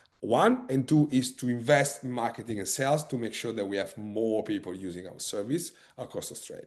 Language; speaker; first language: English; non-native, fluent; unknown